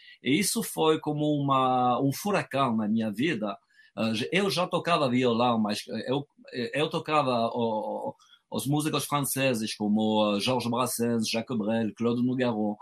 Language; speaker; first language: Portuguese; non-native, fluent; French